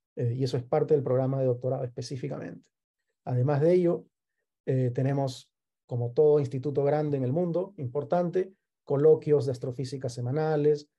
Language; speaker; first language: Spanish; native; Spanish